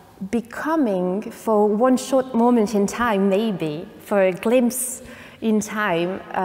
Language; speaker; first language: English; non-native, fluent; French